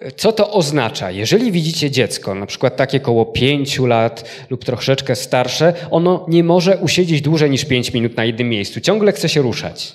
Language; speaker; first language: Polish; native; Polish